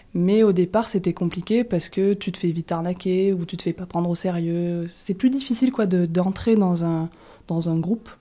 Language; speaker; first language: French; native; French